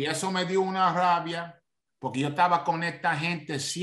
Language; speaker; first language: Spanish; early bilingual, heritage; Spanish